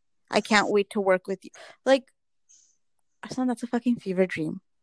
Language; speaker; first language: English; non-native, local second language; Hindi